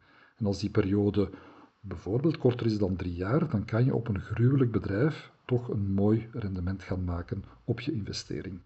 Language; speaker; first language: Dutch; native; Dutch